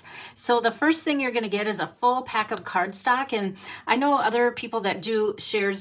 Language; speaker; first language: English; native; English